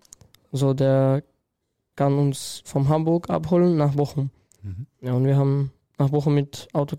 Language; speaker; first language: German; non-native, learner; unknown